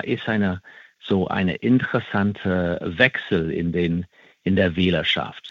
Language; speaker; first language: German; non-native, fluent; English